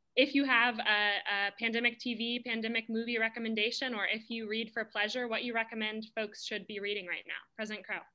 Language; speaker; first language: English; native; English